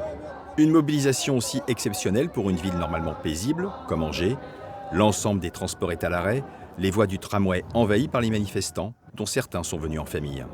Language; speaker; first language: French; native; French